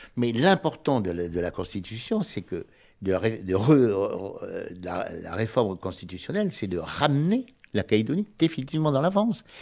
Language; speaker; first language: French; native; French